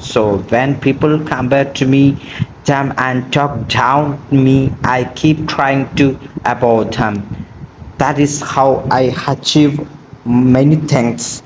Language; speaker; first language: English; non-native, local second language; Malayalam